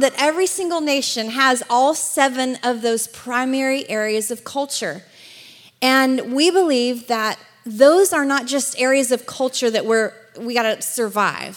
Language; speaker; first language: English; native; English